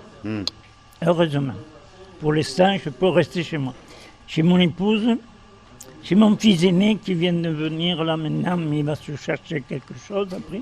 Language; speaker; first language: French; native; French